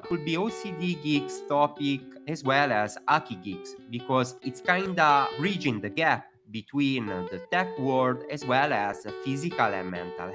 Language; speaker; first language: English; non-native, fluent; Italian